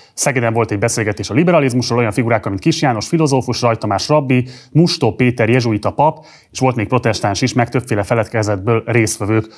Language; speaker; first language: Hungarian; native; Hungarian